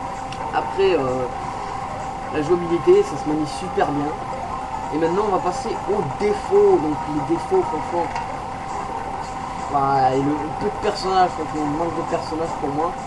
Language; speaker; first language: French; native; French